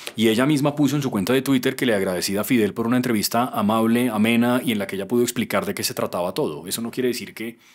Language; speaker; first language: Spanish; native; Spanish